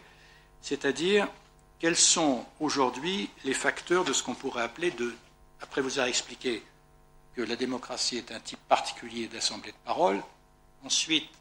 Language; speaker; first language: French; native; French